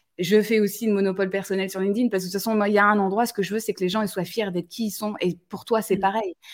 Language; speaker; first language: French; native; French